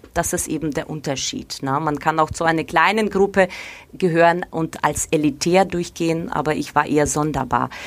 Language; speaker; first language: German; non-native, fluent; Ukrainian